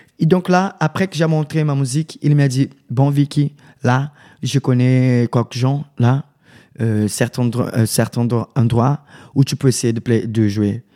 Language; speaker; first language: French; non-native, learner; Portuguese